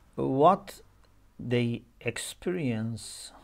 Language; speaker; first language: English; non-native, fluent; Persian